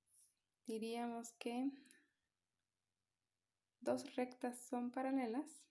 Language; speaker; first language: Spanish; native; Spanish